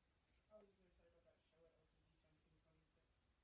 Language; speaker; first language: English; native; English